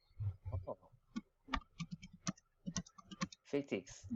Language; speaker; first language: English; non-native, learner; Chinese